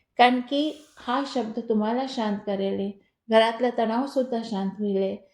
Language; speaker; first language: Marathi; non-native, local second language; Hindi